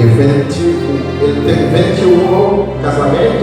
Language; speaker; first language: Portuguese; non-native, learner; Haitian Creole